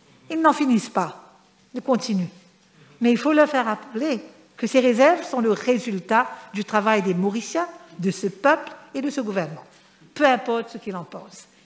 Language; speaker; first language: French; non-native, local second language; Morisyen